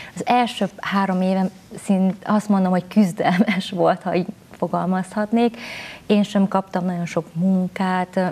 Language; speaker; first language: Hungarian; early bilingual, other home language; Vietnamese